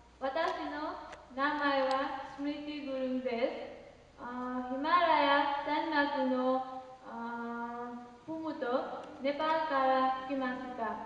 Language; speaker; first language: Japanese; non-native, learner; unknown